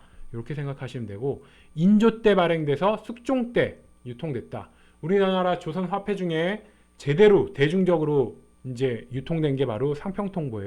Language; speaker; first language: Korean; native; Korean